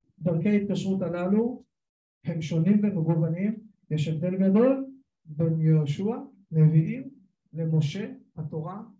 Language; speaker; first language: Hebrew; native; Hebrew